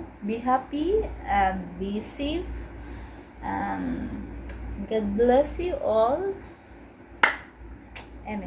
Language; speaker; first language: English; non-native, learner; Cebuano